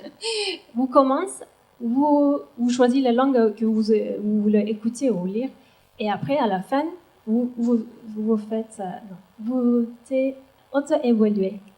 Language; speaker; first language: French; non-native, learner; Turkish